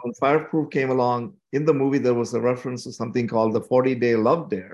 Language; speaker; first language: English; non-native, local second language; Tamil